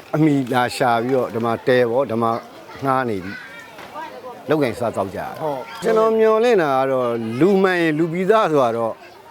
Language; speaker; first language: Burmese; native; Burmese